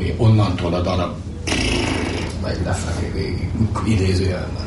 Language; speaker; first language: Hungarian; native; Hungarian